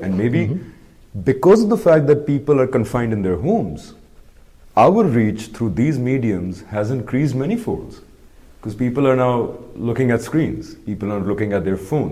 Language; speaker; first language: English; non-native, local second language; Urdu